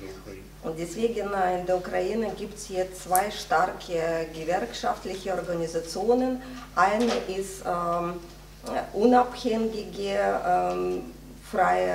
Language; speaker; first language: German; non-native, fluent; Russian